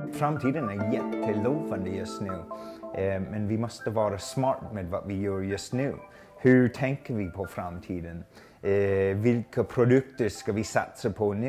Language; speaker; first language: Swedish; non-native, fluent; English